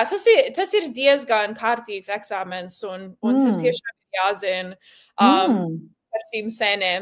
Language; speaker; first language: Latvian; early bilingual, heritage; Latvian